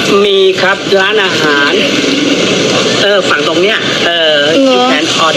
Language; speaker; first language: Thai; native; Thai